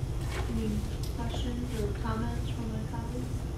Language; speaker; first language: English; native; English